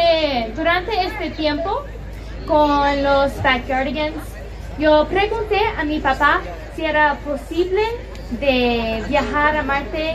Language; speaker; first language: Spanish; non-native, learner; English